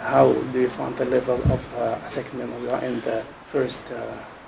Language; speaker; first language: English; non-native, learner; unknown